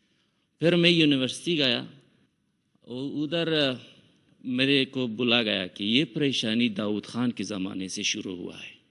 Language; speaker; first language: Hindi; non-native, fluent; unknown